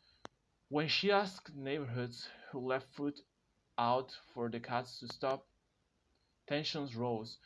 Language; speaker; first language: English; non-native, fluent; Spanish